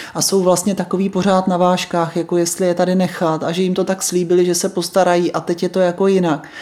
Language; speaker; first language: Czech; native; Czech